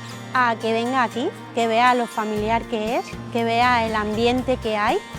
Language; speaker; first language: Spanish; native; Spanish